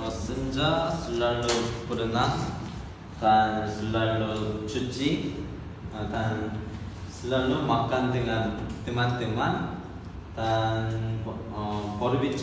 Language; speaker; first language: Indonesian; non-native, learner; Korean